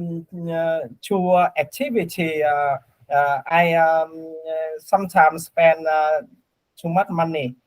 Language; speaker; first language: English; non-native, learner; Vietnamese